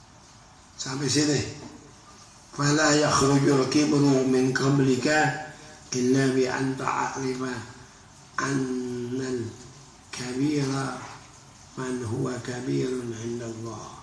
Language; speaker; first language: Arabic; non-native, fluent; Indonesian